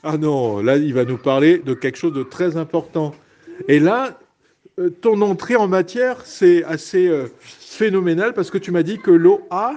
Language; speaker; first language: French; native; French